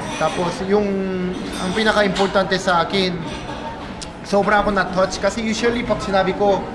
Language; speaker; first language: Filipino; non-native, fluent; Korean